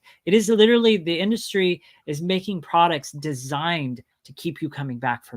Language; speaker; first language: English; native; English